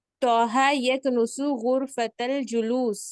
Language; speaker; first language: Arabic; non-native, learner; Urdu